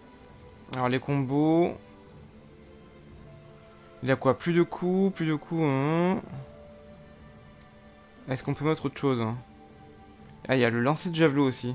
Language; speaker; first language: French; native; French